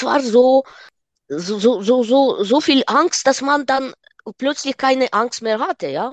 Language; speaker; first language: German; non-native, fluent; Ukrainian